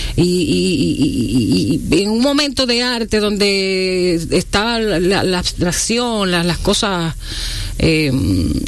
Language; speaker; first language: Spanish; native; Spanish